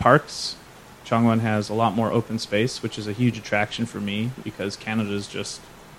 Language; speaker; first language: English; native; English